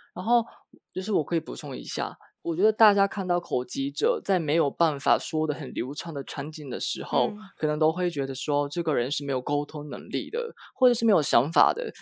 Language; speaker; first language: Chinese; non-native, fluent; Japanese